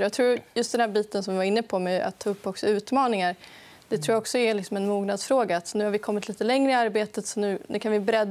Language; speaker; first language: Swedish; native; Swedish